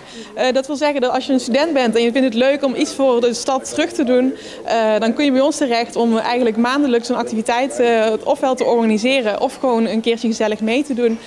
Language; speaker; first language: Dutch; native; Dutch